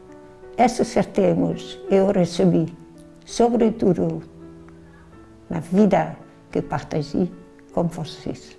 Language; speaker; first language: Portuguese; non-native, learner; Dutch